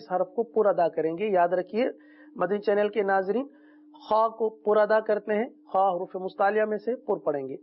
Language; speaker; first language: Urdu; native; Urdu